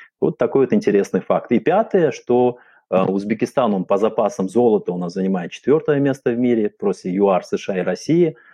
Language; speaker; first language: Russian; non-native, local second language; Uzbek